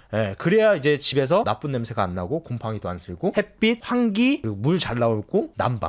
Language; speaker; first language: Korean; native; Korean